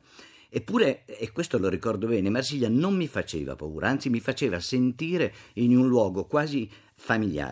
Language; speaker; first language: Italian; native; Italian